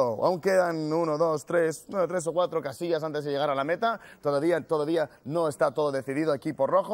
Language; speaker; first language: Spanish; native; Spanish